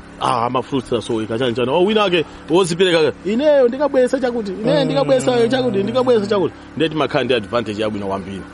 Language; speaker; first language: Nyanja; non-native, local second language; Tumbuka